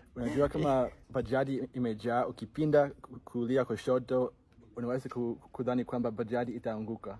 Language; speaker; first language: Swahili; non-native, fluent; English